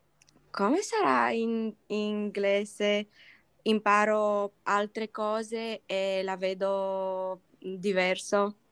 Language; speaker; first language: Italian; non-native, learner; Romanian